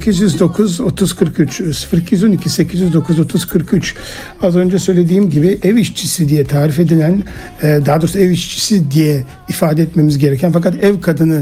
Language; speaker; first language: Turkish; native; Turkish